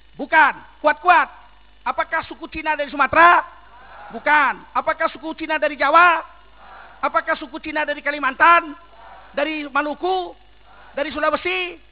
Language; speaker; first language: Indonesian; native; Indonesian